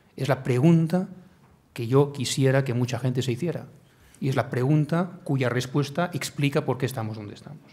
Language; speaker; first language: Spanish; native; Spanish